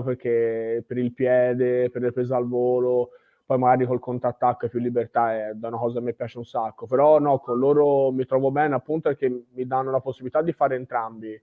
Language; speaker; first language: Italian; native; Italian